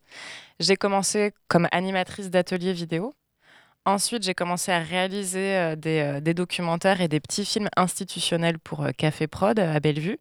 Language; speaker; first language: French; native; French